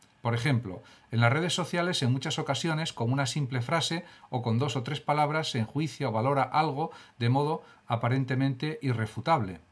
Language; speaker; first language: Spanish; native; Spanish